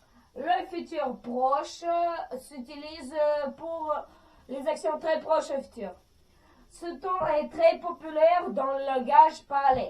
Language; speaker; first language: French; non-native, fluent; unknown